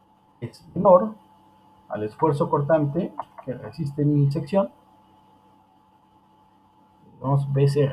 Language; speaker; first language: Spanish; native; Spanish